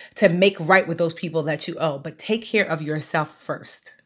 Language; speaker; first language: English; early bilingual, other home language; Yoruba